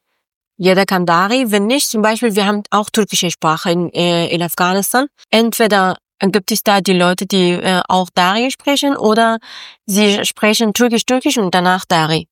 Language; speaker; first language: German; non-native, learner; Persian